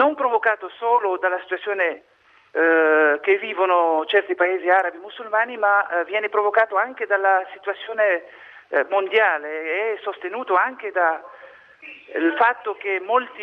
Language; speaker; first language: Italian; non-native, fluent; Arabic